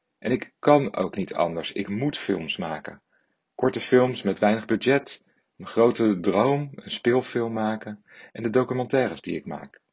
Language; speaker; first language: Dutch; native; Dutch